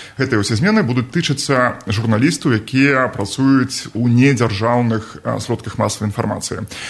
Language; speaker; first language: Belarusian; non-native, local second language; Russian